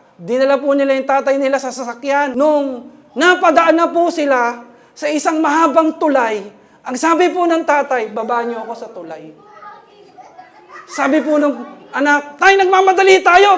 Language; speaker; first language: Filipino; native; Filipino